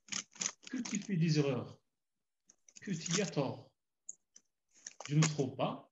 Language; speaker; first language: French; non-native, learner; Arabic